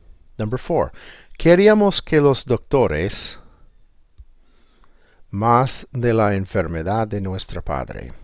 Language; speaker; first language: Spanish; non-native, fluent; English